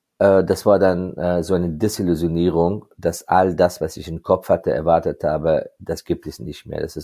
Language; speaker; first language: German; non-native, fluent; Persian